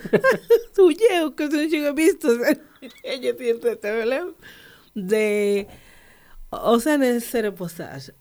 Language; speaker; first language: Hungarian; non-native, fluent; Spanish